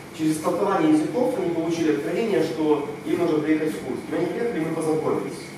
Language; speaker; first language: Russian; non-native, local second language; Romanian